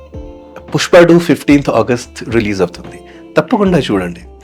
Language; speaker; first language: Telugu; non-native, fluent; Hindi